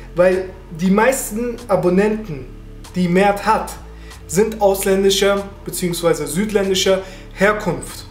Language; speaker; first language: German; early bilingual, other home language; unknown